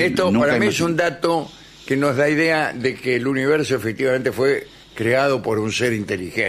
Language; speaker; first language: Spanish; native; Spanish